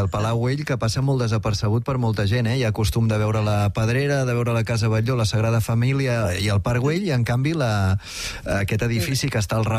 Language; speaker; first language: Catalan; native; Catalan